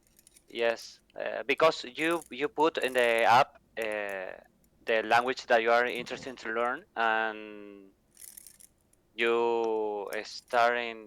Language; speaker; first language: English; non-native, learner; Spanish